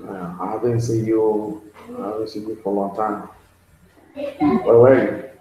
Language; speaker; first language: English; non-native, learner; Spanish